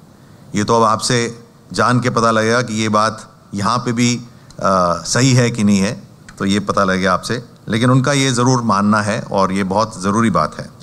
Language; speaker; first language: Hindi; native; Hindi